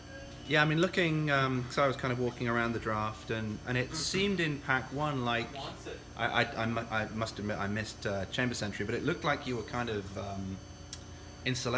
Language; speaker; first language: English; native; English